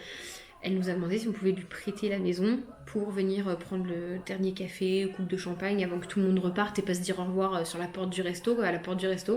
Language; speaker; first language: French; native; French